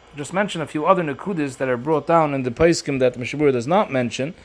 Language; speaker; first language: English; native; English